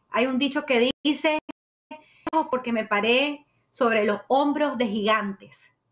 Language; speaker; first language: Spanish; native; Spanish